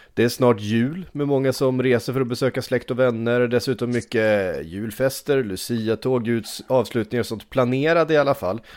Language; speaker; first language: Swedish; native; Swedish